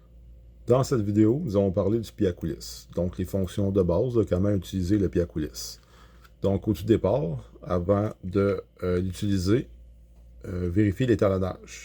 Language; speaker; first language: French; native; French